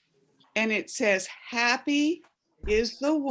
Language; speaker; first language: English; native; English